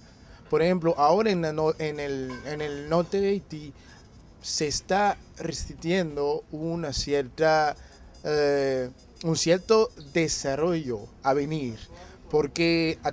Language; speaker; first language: Spanish; non-native, fluent; Haitian Creole